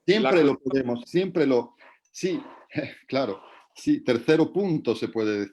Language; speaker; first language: Spanish; non-native, fluent; Italian